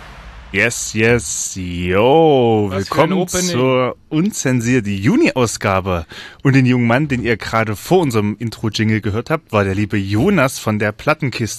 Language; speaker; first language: German; native; German